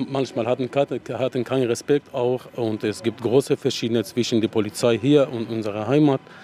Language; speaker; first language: German; non-native, learner; Arabic